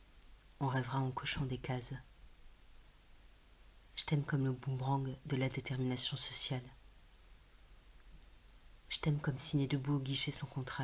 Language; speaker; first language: French; native; French